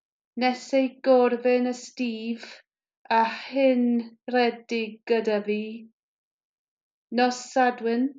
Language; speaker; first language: Welsh; non-native, learner; English